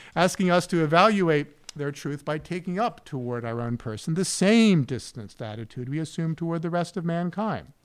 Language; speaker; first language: English; native; English